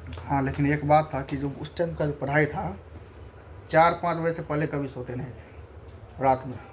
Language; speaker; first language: Hindi; native; Hindi